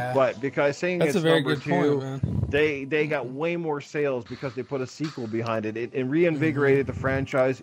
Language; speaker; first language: English; native; English